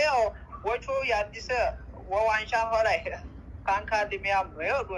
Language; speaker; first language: Chinese; non-native, learner; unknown